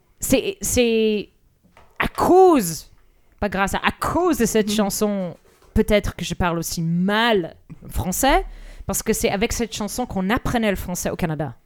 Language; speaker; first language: French; early bilingual, other home language; English